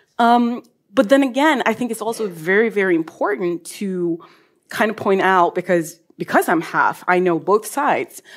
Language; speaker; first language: English; non-native, fluent; Norwegian